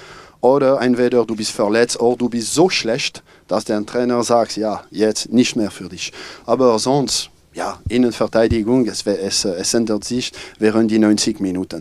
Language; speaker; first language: German; non-native, fluent; French